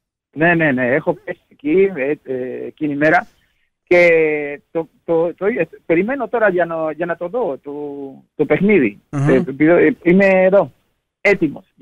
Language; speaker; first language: Greek; non-native, learner; Spanish